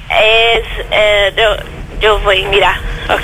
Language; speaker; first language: Spanish; non-native, learner; Portuguese